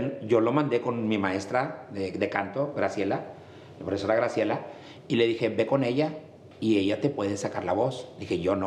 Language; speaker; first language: Spanish; native; Spanish